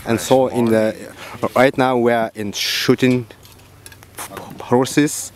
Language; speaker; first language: English; non-native, learner; Russian